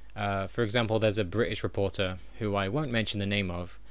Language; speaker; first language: English; native; English